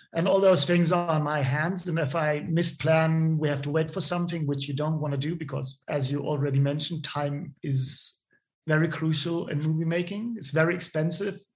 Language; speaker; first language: English; non-native, fluent; German